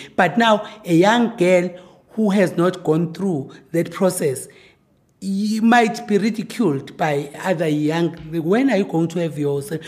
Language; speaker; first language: English; non-native, local second language; Zulu